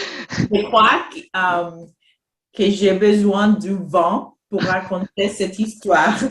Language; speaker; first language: French; non-native, fluent; Spanish